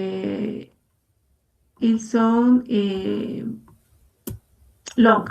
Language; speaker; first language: French; non-native, learner; Spanish